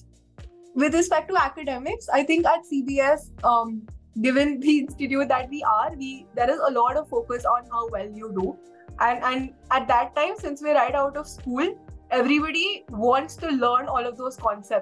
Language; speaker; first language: English; non-native, local second language; Hindi